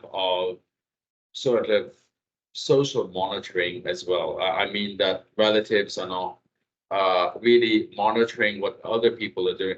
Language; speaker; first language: English; non-native, fluent; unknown